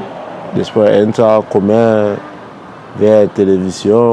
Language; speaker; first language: Spanish; non-native, learner; Arabic